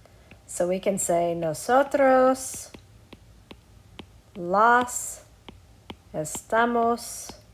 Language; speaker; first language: Spanish; non-native, fluent; English